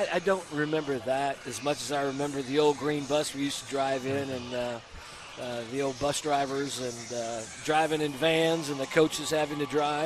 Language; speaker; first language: English; native; English